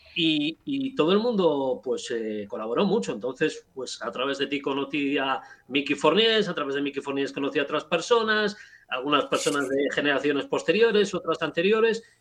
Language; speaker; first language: Spanish; native; Spanish